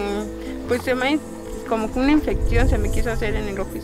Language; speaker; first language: Spanish; native; Spanish